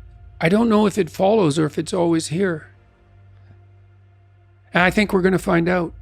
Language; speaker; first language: English; native; English